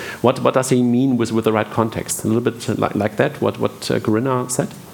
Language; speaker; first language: English; non-native, fluent; German